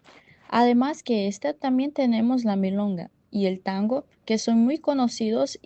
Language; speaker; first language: Spanish; non-native, learner; Portuguese